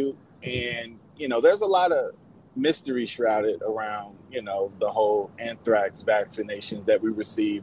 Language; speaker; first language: English; native; English